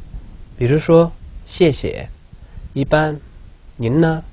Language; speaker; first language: Chinese; non-native, local second language; Tibetan